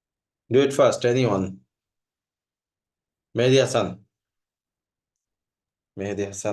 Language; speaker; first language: English; non-native, fluent; Bangla